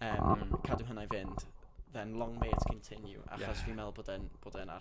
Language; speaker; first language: Welsh; native; Welsh